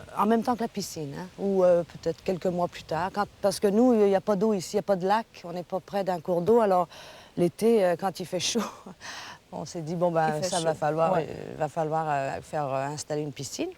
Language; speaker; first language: French; native; French